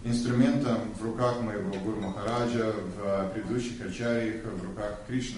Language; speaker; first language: Russian; native; Russian